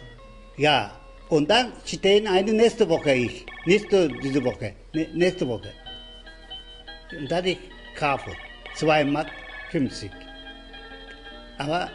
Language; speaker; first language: German; non-native, learner; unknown